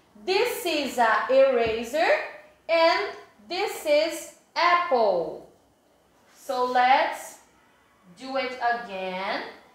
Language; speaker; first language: English; non-native, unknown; Portuguese